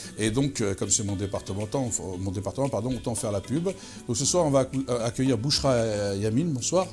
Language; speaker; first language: French; native; French